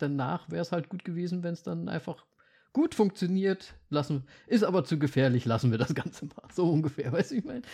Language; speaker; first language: German; native; German